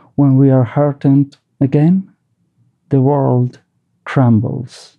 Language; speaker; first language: English; non-native, fluent; Basque